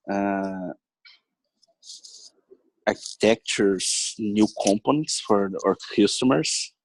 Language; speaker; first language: English; non-native, learner; Portuguese